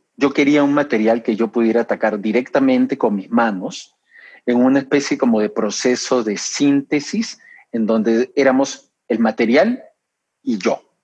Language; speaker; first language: Spanish; native; Spanish